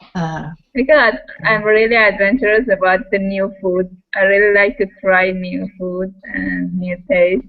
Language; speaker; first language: English; non-native, learner; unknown